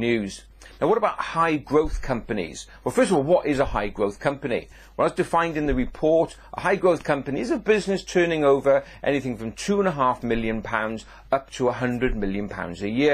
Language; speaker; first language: English; native; English